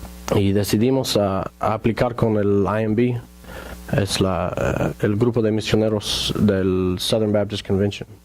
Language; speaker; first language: Spanish; non-native, fluent; English